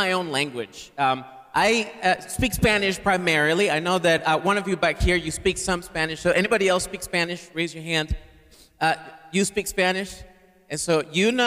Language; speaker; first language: English; non-native, fluent; Spanish